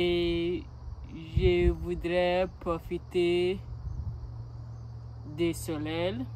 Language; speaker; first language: French; non-native, learner; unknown